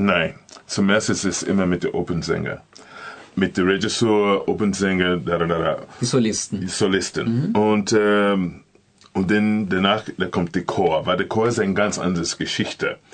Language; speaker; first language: German; non-native, learner; English